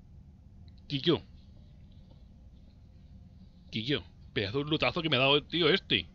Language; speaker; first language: Spanish; native; Spanish